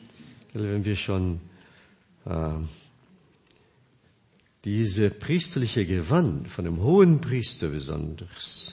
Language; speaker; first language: German; non-native, fluent; Korean